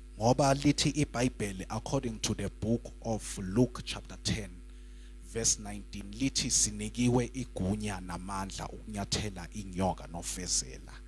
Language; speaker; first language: Zulu; native; Zulu